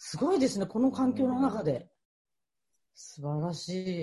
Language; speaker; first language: Japanese; native; Japanese